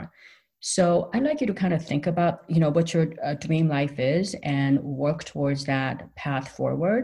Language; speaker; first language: English; non-native, fluent; Korean